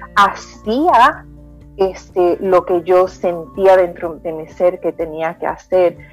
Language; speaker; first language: Spanish; early bilingual, heritage; Spanish